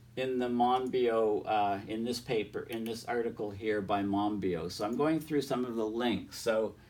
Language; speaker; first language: English; native; English